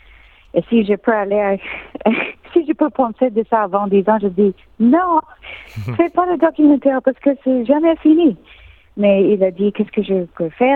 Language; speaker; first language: French; non-native, learner; English